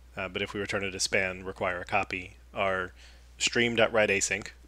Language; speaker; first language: English; native; English